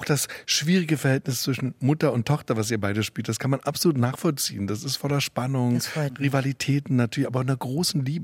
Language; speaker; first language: German; native; German